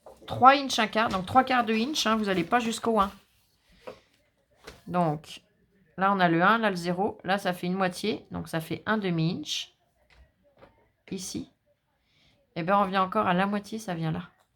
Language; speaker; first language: French; native; French